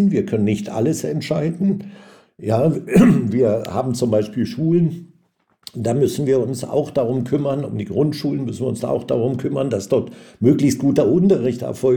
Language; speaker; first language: German; native; German